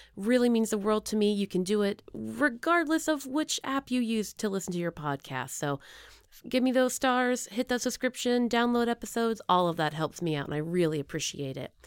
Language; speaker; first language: English; native; English